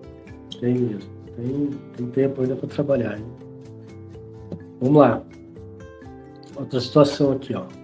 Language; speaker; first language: Portuguese; native; Portuguese